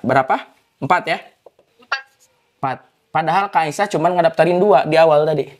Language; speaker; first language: Indonesian; native; Indonesian